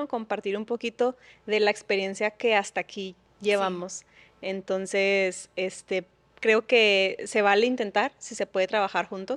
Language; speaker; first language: Spanish; native; Spanish